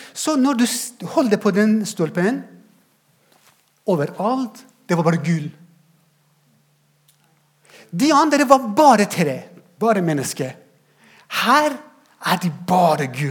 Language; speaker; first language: Norwegian; non-native, fluent; Persian